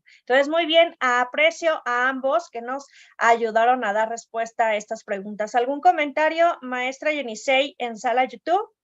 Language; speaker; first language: Spanish; native; Spanish